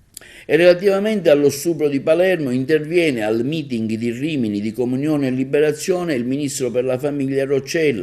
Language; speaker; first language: Italian; native; Italian